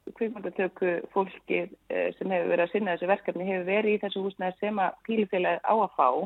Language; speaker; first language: Icelandic; native; Icelandic